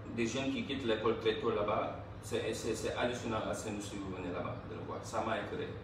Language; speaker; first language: French; non-native, local second language; Wolof